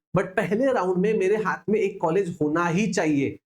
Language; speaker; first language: Hindi; non-native, local second language; Marathi